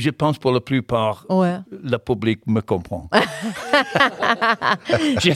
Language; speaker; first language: French; non-native, fluent; English